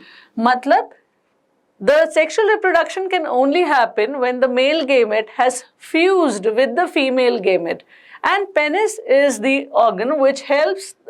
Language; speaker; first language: English; non-native, local second language; Hindi